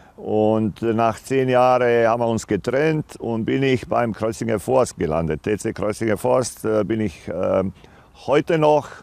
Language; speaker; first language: German; non-native, fluent; Croatian